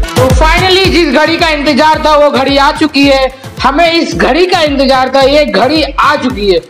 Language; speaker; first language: Hindi; native; Hindi